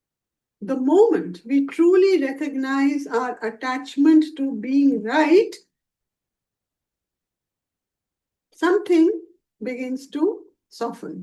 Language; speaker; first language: English; non-native, local second language; Hindi